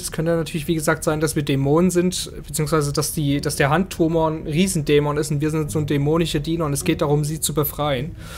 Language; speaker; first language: German; native; German